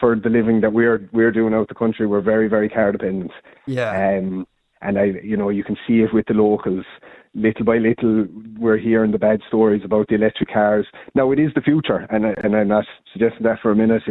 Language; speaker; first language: English; native; English